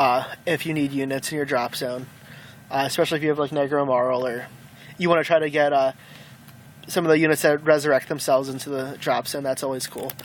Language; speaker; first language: English; native; English